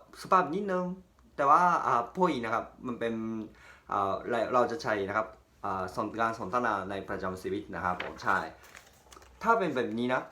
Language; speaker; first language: Thai; non-native, fluent; Japanese